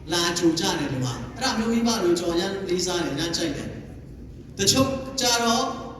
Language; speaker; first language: Burmese; non-native, local second language; Hakha Chin